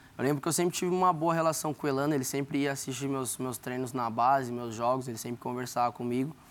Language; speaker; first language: Portuguese; native; Portuguese